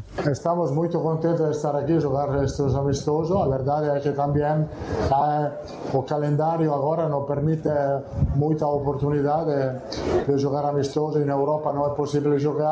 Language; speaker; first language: Portuguese; non-native, learner; Italian